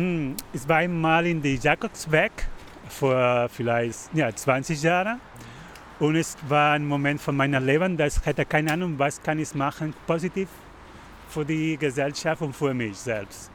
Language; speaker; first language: German; non-native, learner; Spanish